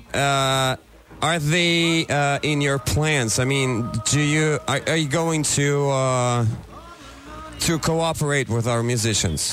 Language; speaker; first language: English; non-native, fluent; Russian